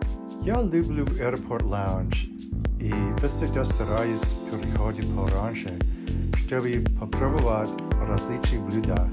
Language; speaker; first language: Russian; non-native, learner; English